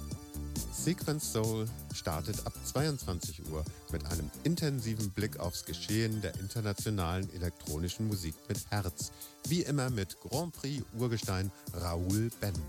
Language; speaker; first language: German; native; German